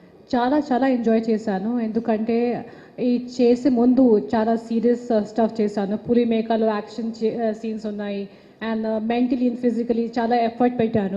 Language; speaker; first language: Telugu; non-native, local second language; Hindi